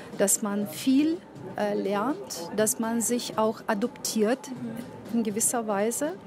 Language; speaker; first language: German; non-native, fluent; Russian